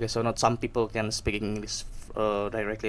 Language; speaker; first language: English; non-native, learner; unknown